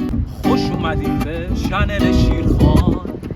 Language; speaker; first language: Persian; native; Persian